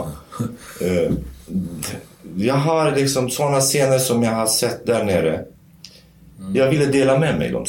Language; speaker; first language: Swedish; non-native, fluent; Kurdish